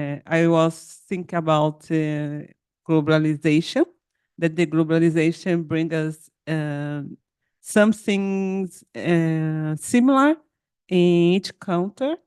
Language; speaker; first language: English; non-native, learner; Portuguese